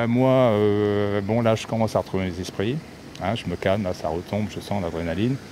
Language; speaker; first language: French; native; French